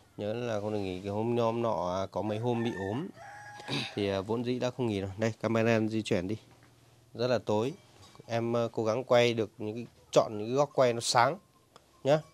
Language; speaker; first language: Vietnamese; non-native, local second language; Hmong